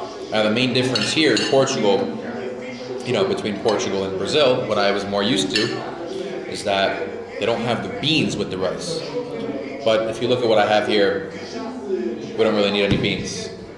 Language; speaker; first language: English; native; English